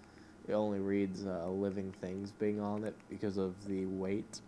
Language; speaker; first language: English; native; English